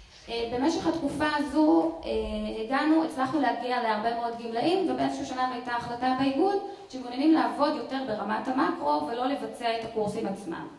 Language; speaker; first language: Hebrew; native; Hebrew